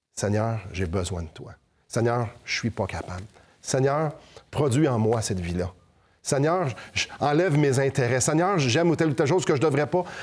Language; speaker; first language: French; native; French